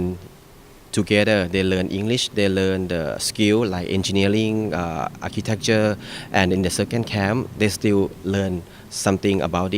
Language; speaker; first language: English; non-native, fluent; Thai